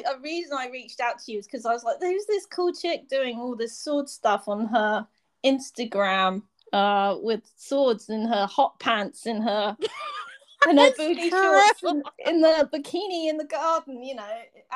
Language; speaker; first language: English; native; English